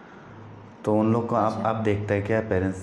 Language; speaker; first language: Hindi; non-native, local second language; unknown